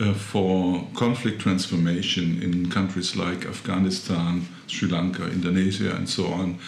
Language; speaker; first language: English; non-native, fluent; German